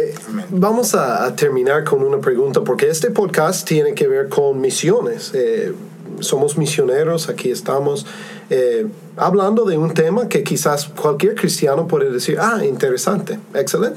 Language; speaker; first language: Spanish; non-native, fluent; English